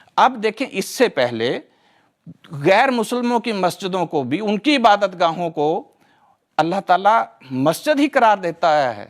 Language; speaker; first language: Urdu; non-native, local second language; Punjabi